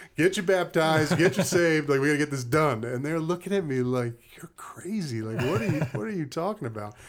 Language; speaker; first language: English; native; English